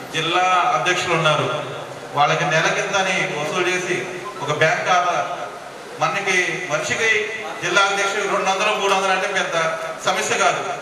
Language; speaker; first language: Telugu; native; Telugu